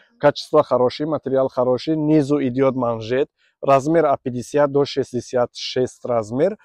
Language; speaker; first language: Russian; non-native, learner; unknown